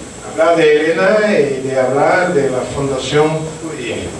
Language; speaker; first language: Spanish; non-native, learner; French